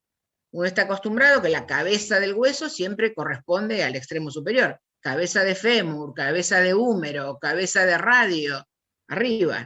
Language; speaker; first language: Spanish; native; Spanish